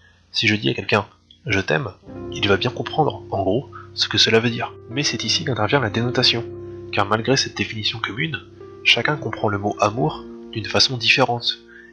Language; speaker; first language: French; native; French